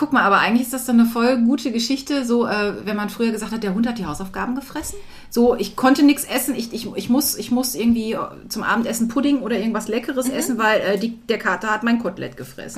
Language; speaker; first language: German; native; German